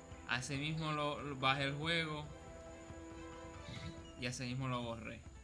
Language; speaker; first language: Spanish; native; Spanish